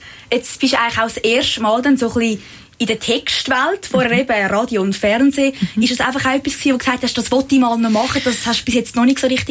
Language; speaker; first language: German; native; German